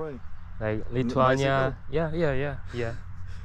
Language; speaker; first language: English; non-native, learner; Korean